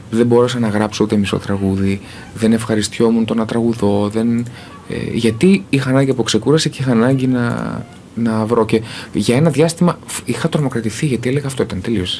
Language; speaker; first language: Greek; early bilingual, heritage; Greek